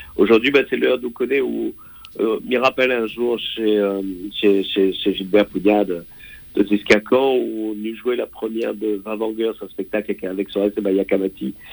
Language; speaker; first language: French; non-native, local second language; Réunion Creole French